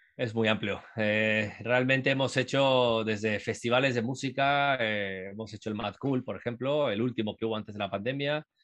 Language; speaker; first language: Spanish; native; Spanish